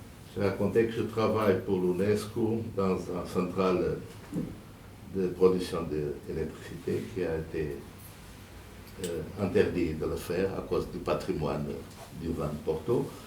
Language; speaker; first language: French; non-native, fluent; Portuguese